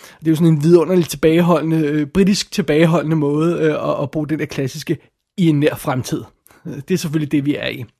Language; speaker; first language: Danish; native; Danish